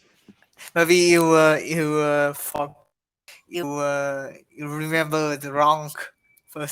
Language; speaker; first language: English; non-native, learner; Vietnamese